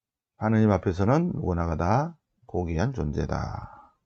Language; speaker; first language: Korean; native; Korean